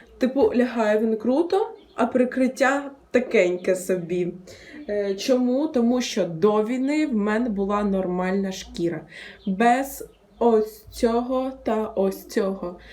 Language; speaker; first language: Ukrainian; non-native, local second language; Russian